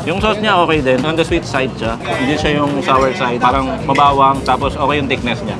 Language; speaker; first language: Filipino; non-native, local second language; Pampanga